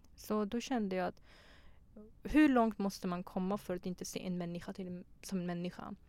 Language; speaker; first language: Swedish; early bilingual, other home language; Persian